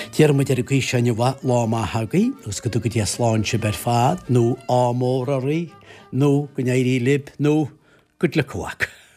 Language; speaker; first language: Irish; native; Irish